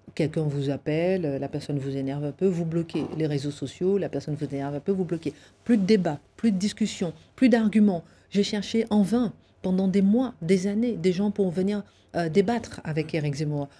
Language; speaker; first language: French; native; French